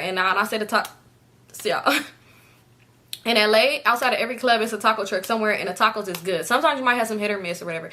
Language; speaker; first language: English; native; English